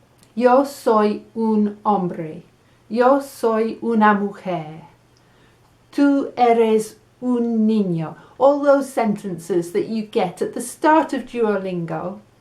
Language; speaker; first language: Spanish; non-native, fluent; English